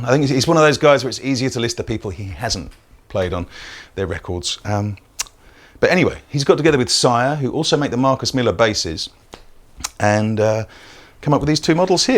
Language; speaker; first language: English; native; English